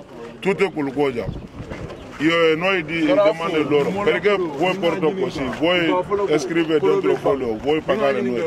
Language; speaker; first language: Italian; non-native, learner; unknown